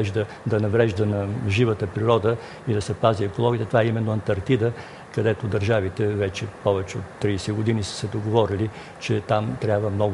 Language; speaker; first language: Bulgarian; native; Bulgarian